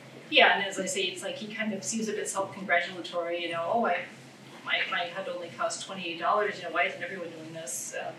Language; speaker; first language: English; native; English